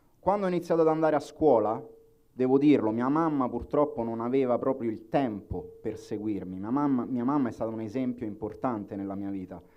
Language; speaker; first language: Italian; native; Italian